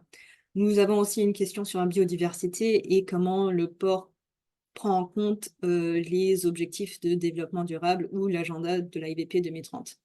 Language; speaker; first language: French; non-native, fluent; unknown